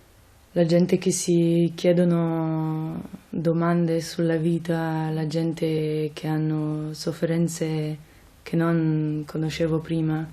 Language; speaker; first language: Italian; non-native, fluent; French